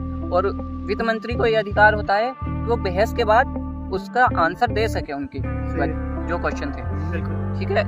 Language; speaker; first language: Hindi; native; Hindi